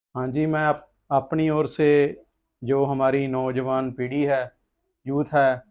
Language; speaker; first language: Hindi; non-native, local second language; Punjabi